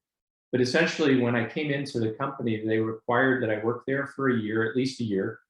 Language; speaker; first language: English; native; English